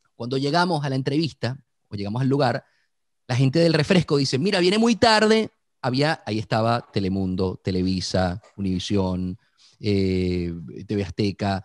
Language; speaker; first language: Spanish; native; Spanish